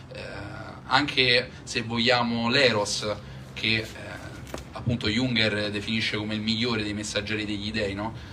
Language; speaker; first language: Italian; native; Italian